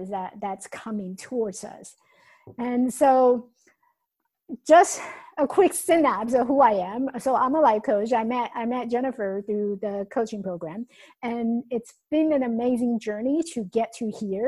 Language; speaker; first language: English; non-native, fluent; Chinese